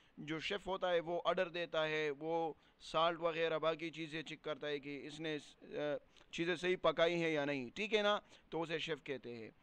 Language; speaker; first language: Urdu; non-native, local second language; Punjabi